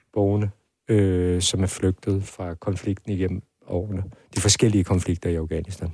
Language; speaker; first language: Danish; early bilingual, other home language; Persian